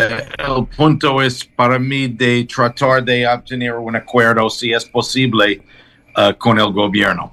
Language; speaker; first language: Spanish; non-native, learner; English